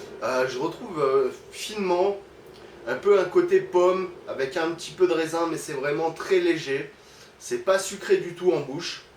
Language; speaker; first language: French; native; French